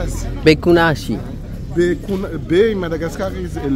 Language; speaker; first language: English; non-native, learner; Malagasy